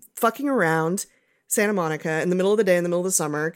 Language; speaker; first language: English; native; English